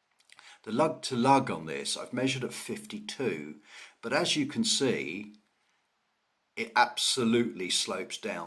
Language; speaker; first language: English; native; English